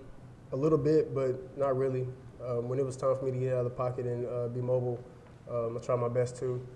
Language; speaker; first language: English; native; English